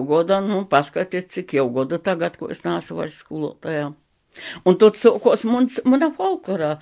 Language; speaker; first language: Latvian; native; Latvian